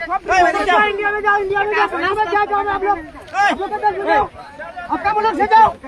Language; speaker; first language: Hindi; non-native, learner; Bangla